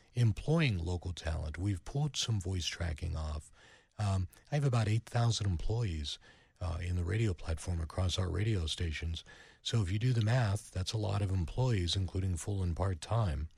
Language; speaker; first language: English; native; English